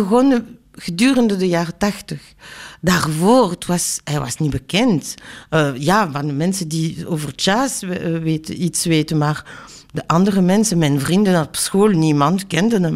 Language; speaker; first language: Dutch; non-native, local second language; French